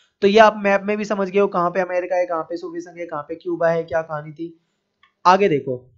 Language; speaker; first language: Hindi; native; Hindi